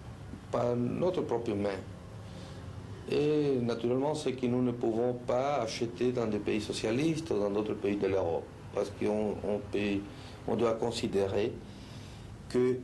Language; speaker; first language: French; non-native, fluent; Spanish